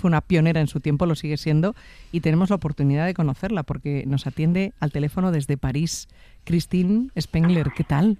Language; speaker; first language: Spanish; native; Spanish